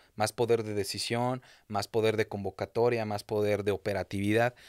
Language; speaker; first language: Spanish; native; Spanish